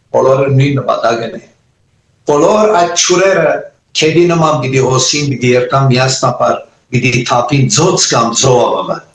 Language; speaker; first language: Armenian; early bilingual, heritage; Armenian